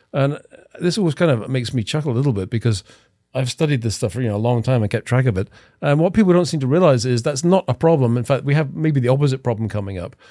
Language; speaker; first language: English; native; English